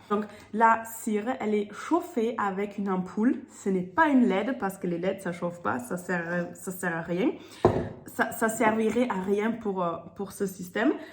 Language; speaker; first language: French; non-native, fluent; German